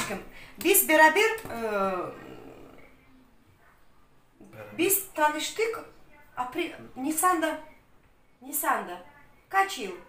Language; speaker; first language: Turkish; non-native, learner; Russian